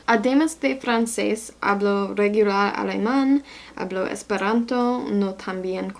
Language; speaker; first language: Spanish; non-native, learner; English